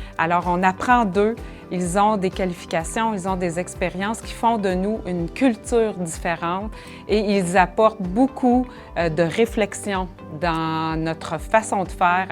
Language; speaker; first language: French; native; French